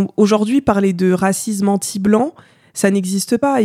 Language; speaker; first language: French; native; French